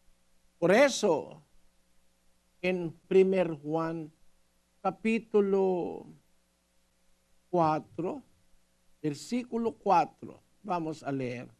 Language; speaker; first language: Spanish; non-native, learner; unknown